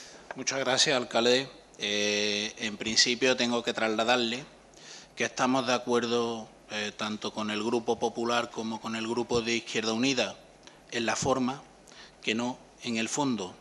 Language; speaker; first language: Spanish; native; Spanish